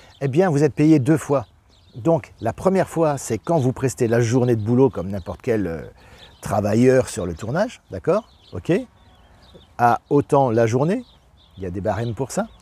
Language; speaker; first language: French; native; French